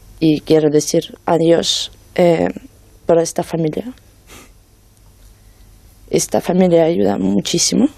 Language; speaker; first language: Spanish; non-native, learner; Ukrainian